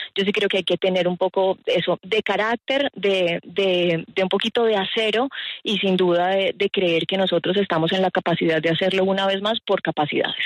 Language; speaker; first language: Spanish; native; Spanish